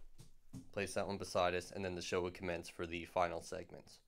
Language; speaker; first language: English; native; English